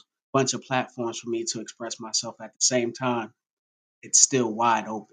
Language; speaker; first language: English; native; English